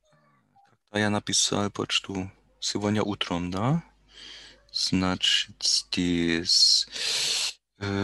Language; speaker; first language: Russian; non-native, learner; German